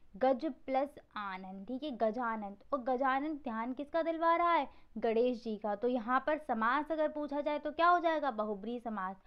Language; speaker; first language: Hindi; native; Hindi